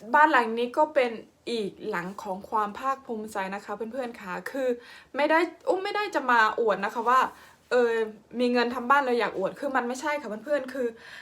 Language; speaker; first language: Thai; non-native, local second language; Khmer